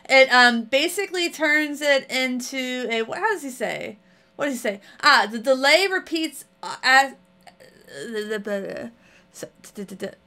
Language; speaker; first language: English; native; English